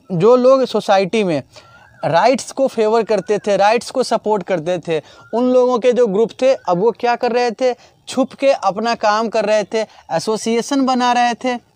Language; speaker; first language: Hindi; native; Hindi